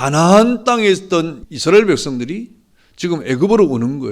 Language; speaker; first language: Korean; native; Korean